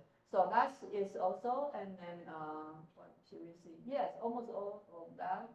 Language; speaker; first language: English; non-native, fluent; Chinese